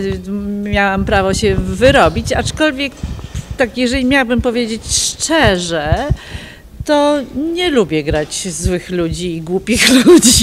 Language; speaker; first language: Polish; native; Polish